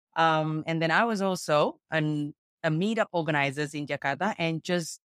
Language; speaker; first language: English; non-native, fluent; Indonesian